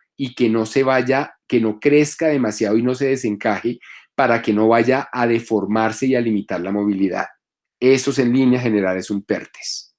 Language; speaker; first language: Spanish; native; Spanish